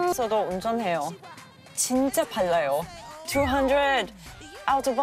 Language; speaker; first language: Korean; non-native, learner; German